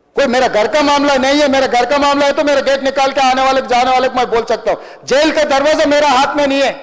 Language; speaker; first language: Hindi; non-native, local second language; Telugu